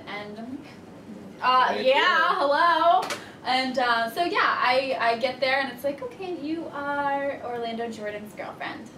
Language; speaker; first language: English; native; English